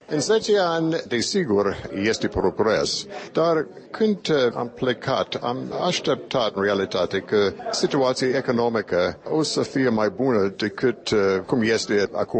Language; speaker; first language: Romanian; non-native, fluent; English